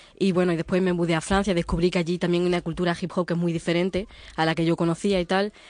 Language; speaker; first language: Spanish; early bilingual, other home language; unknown